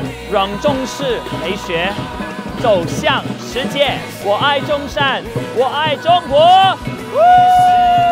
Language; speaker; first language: Chinese; non-native, fluent; English